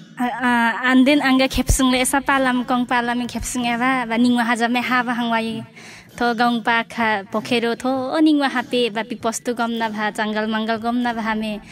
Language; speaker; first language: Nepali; non-native, local second language; Limbu